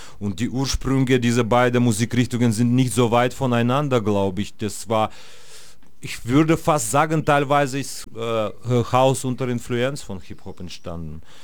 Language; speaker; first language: German; non-native, fluent; Russian